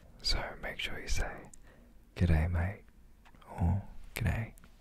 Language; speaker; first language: English; early bilingual, other home language; Korean